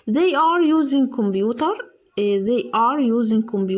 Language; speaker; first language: English; non-native, learner; Arabic